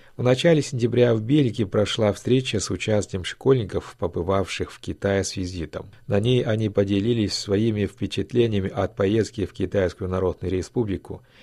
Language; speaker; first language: Russian; non-native, fluent; Chinese